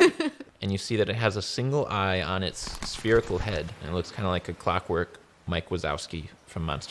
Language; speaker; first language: English; native; English